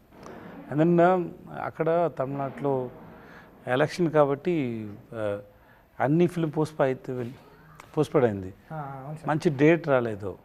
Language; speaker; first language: Telugu; non-native, learner; Tamil